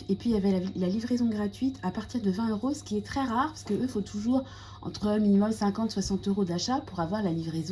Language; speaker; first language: French; native; French